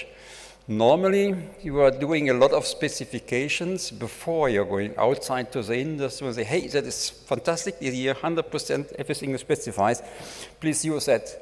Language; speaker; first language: English; non-native, fluent; German